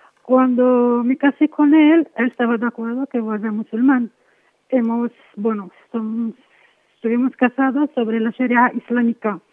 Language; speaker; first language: Spanish; non-native, fluent; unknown